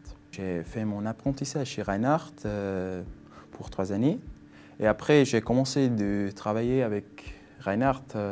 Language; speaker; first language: French; non-native, fluent; Swiss German